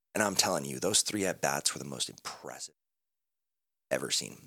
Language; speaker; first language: English; native; English